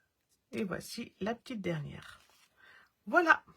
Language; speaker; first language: French; native; French